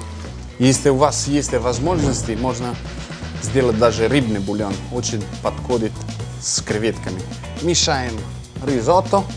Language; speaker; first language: Russian; non-native, fluent; Italian